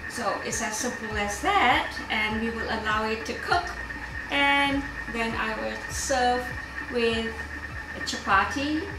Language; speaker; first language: English; non-native, local second language; Gujarati